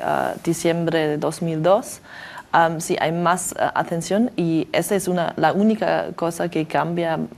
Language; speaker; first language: Spanish; non-native, learner; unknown